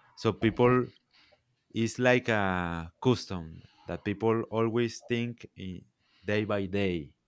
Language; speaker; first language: English; non-native, learner; Spanish